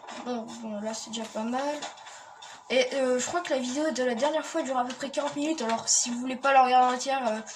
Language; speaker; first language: French; native; French